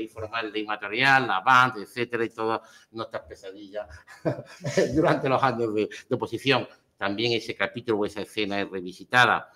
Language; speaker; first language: Spanish; native; Spanish